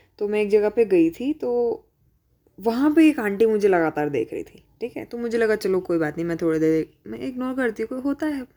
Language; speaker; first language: Hindi; native; Hindi